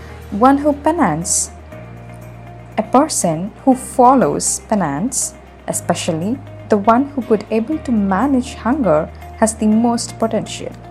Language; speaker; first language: English; non-native, local second language; Tamil